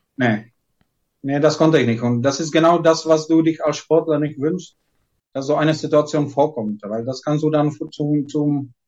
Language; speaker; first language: German; non-native, fluent; Czech